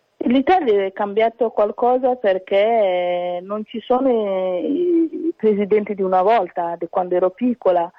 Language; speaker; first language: Italian; early bilingual, other home language; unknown